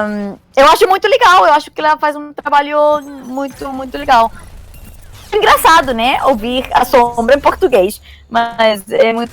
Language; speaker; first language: Portuguese; non-native, learner; Spanish